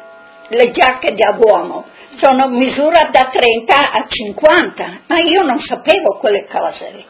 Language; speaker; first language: Italian; non-native, local second language; Friulian